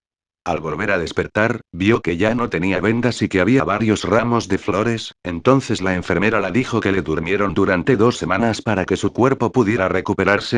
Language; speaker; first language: Spanish; native; Spanish